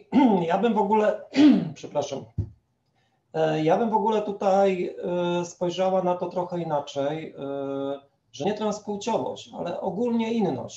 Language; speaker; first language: Polish; native; Polish